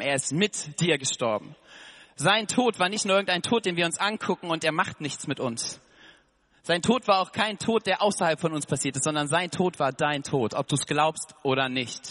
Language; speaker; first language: German; native; German